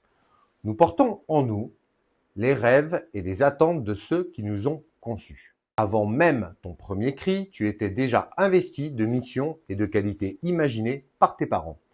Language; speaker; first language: French; native; French